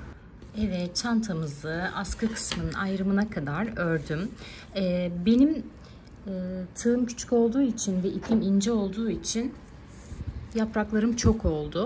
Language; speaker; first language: Turkish; native; Turkish